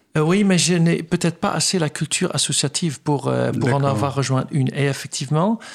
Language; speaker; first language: French; non-native, fluent; Dutch